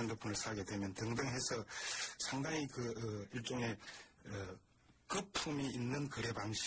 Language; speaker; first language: Korean; native; Korean